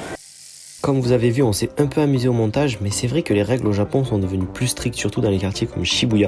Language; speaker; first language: French; native; French